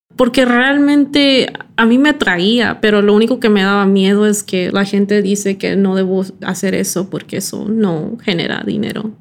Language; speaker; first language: Spanish; early bilingual, heritage; Spanish